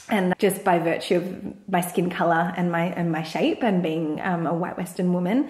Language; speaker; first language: English; native; English